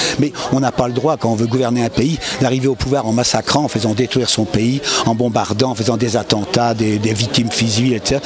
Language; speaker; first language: French; native; French